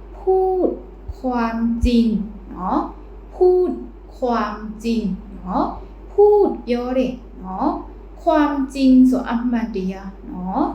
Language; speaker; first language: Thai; non-native, fluent; Burmese